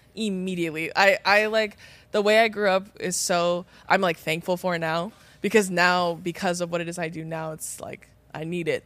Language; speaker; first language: English; native; English